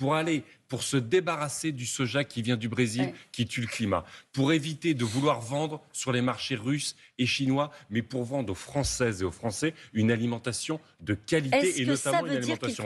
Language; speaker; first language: French; native; French